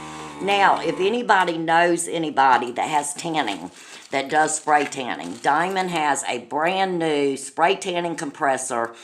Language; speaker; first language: English; native; English